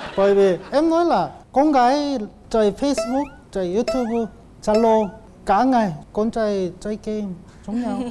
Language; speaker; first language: Vietnamese; non-native, learner; Korean